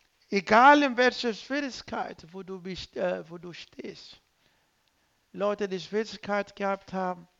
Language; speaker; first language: German; non-native, learner; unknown